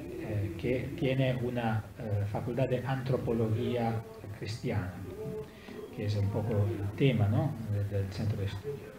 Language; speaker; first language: Spanish; non-native, learner; Italian